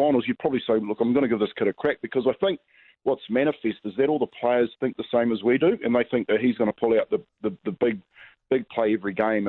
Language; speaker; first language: English; native; English